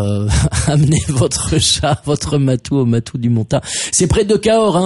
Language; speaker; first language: French; native; French